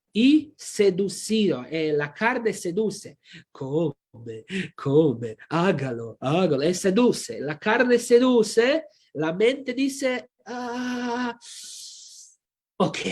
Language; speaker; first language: Spanish; non-native, fluent; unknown